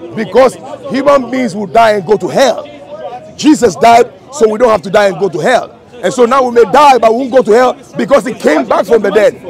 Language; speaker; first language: English; non-native, local second language; Ga